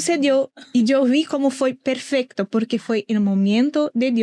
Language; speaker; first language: Portuguese; non-native, learner; Spanish